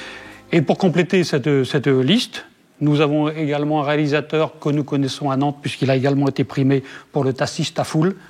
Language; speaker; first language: French; native; French